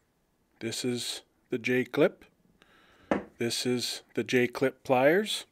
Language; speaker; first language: English; native; English